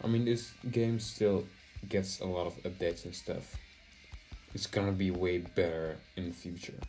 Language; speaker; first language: English; non-native, fluent; Dutch